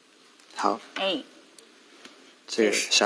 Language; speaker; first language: Chinese; non-native, learner; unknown